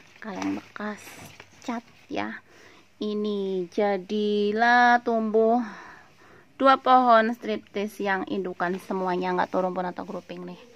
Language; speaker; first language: Indonesian; non-native, local second language; Javanese